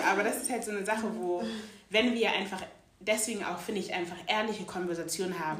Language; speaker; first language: German; native; German